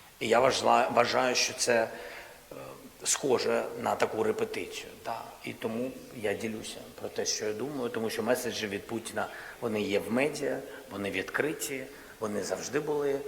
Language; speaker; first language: Ukrainian; non-native, local second language; Russian